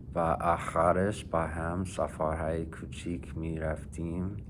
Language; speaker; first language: Persian; non-native, fluent; English